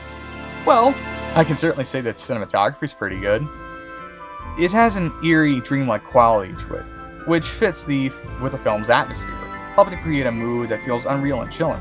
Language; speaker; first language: English; native; English